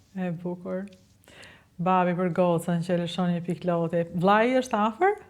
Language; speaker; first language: Albanian; native; Albanian